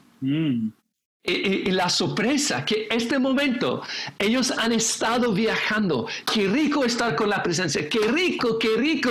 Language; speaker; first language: Spanish; non-native, fluent; English